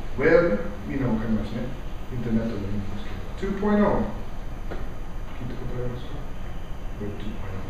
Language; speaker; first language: Japanese; non-native, learner; English